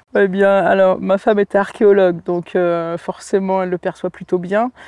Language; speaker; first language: French; native; French